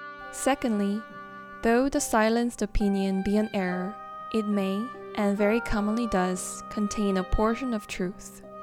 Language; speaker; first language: English; non-native, fluent; Korean